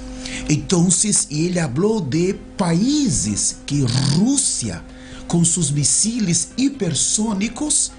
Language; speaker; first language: Spanish; non-native, learner; Portuguese